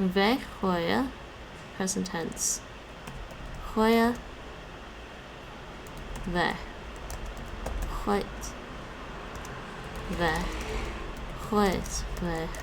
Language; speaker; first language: Dutch; non-native, learner; English